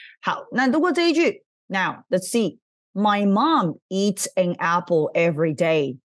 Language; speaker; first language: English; non-native, fluent; Chinese